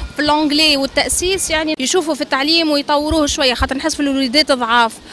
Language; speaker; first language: Arabic; native; Arabic